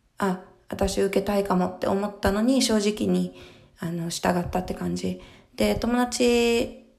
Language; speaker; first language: Japanese; early bilingual, heritage; Japanese